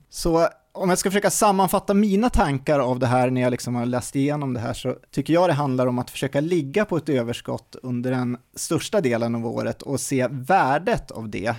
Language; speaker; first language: Swedish; native; Swedish